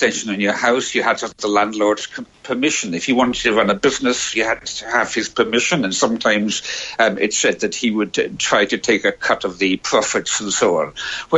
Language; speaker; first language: English; native; English